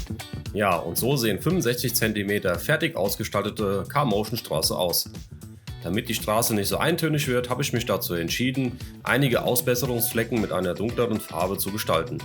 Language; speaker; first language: German; native; German